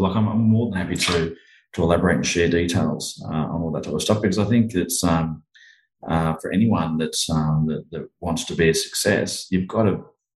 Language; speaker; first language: English; native; English